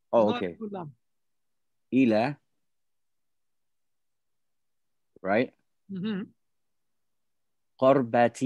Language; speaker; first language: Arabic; non-native, learner; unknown